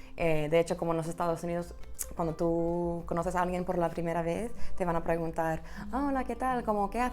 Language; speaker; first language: Spanish; non-native, fluent; English